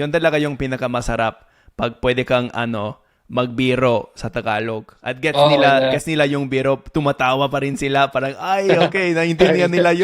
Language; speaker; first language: Filipino; non-native, fluent; English